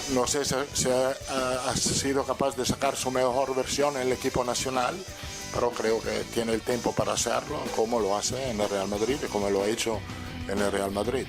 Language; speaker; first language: Spanish; non-native, fluent; Italian